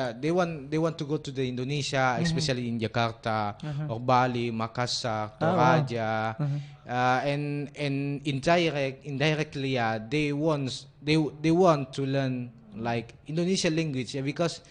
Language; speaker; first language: English; non-native, learner; Indonesian